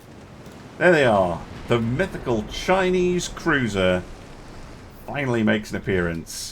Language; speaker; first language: English; native; English